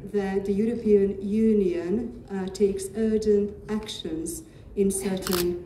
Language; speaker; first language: English; non-native, fluent; Hungarian